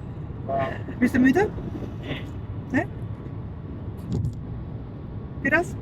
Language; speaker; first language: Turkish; non-native, learner; Bosnian